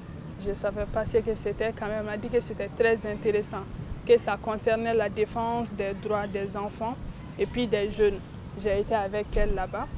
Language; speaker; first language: French; non-native, local second language; Bambara